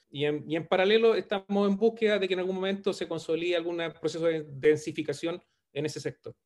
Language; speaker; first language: Spanish; native; Spanish